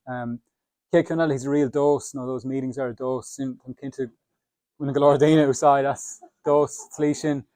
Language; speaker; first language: Irish; native; Irish